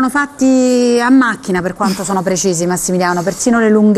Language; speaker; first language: Italian; native; Italian